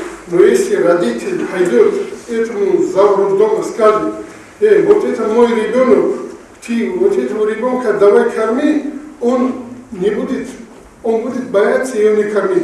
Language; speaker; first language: Russian; non-native, local second language; Avaric